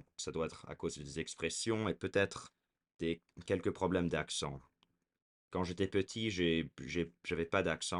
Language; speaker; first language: French; early bilingual, heritage; French